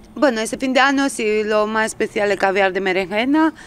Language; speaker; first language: Spanish; early bilingual, other home language; Romanian